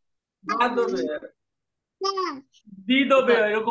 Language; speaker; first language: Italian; non-native, learner; Bangla